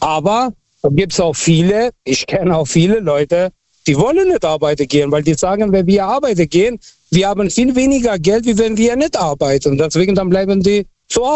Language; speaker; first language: German; early bilingual, other home language; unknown